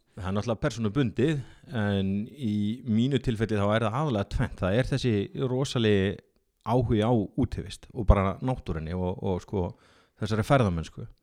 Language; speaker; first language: Icelandic; native; Icelandic